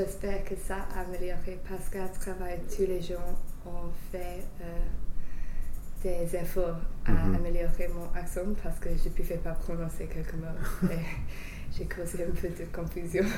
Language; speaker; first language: French; non-native, fluent; English